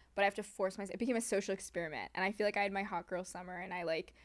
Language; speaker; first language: English; native; English